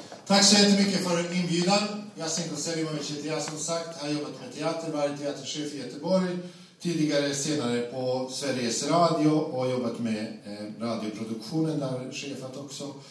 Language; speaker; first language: Swedish; non-native, fluent; Bosnian